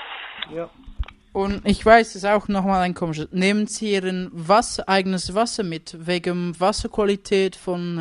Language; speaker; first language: German; non-native, local second language; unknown